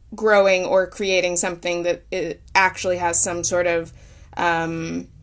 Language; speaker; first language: English; native; English